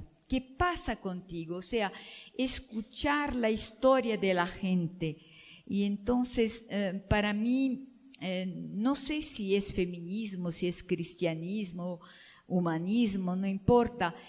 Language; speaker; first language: Spanish; non-native, fluent; Portuguese